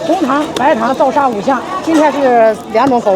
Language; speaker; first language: Chinese; native; Chinese